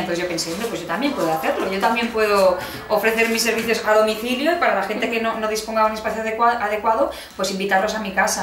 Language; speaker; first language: Spanish; native; Spanish